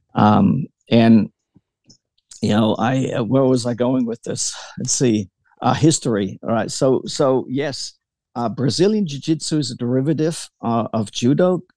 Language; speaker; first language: English; early bilingual, other home language; German